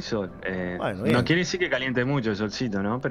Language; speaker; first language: Spanish; native; Spanish